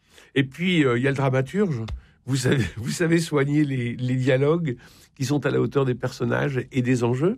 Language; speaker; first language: French; native; French